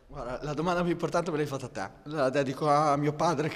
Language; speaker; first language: Italian; native; Italian